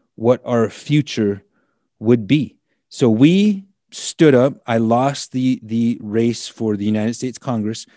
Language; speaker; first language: English; native; English